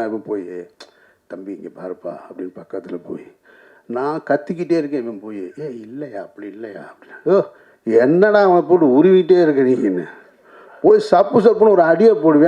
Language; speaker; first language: Tamil; native; Tamil